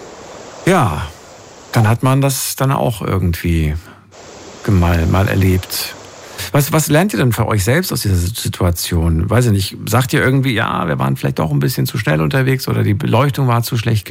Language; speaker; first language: German; native; German